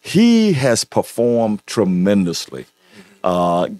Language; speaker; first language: English; native; English